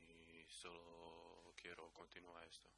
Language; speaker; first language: Spanish; non-native, learner; Croatian